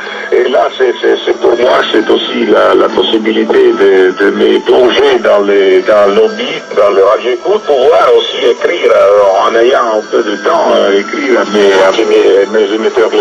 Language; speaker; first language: French; non-native, fluent; Italian